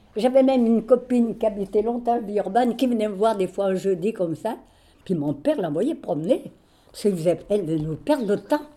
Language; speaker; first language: French; native; French